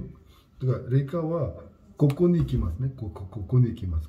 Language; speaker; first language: Japanese; non-native, learner; Hindi